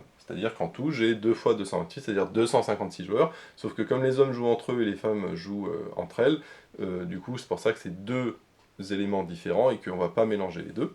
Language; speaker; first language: French; native; French